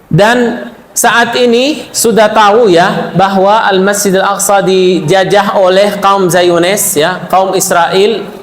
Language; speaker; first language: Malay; non-native, fluent; Arabic